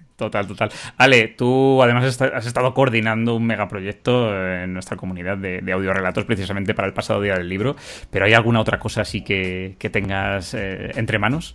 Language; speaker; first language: Spanish; native; Spanish